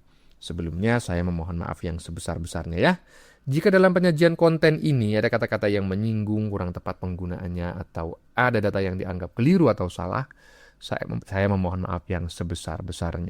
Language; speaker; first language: Indonesian; native; Indonesian